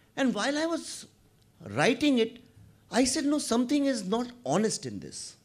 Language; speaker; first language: English; non-native, local second language; Hindi